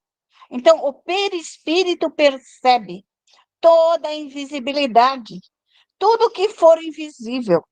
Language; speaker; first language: Portuguese; native; Portuguese